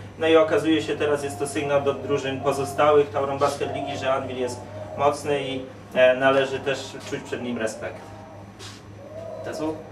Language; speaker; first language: Polish; native; Polish